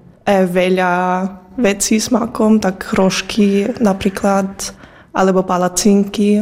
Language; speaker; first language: Slovak; non-native, learner; German